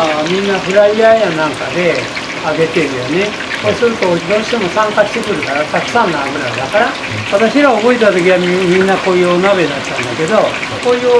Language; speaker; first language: Japanese; native; Japanese